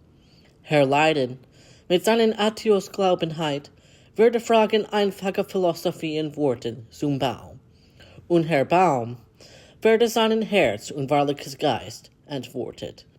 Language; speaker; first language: German; non-native, learner; English